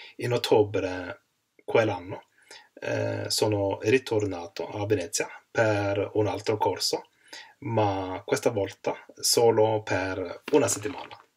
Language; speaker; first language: Italian; non-native, learner; Swedish